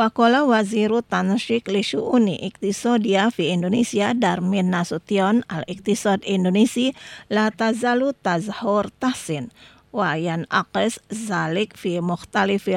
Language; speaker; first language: Arabic; non-native, fluent; Indonesian